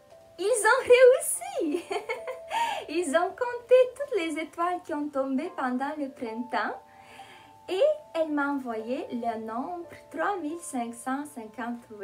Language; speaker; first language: French; non-native, fluent; Romanian